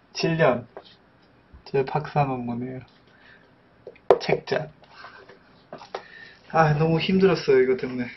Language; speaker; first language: Korean; non-native, fluent; Polish